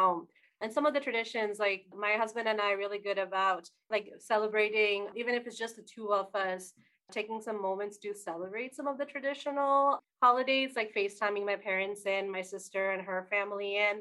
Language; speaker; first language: English; non-native, local second language; Bangla